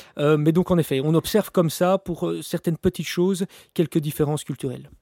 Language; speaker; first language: French; native; French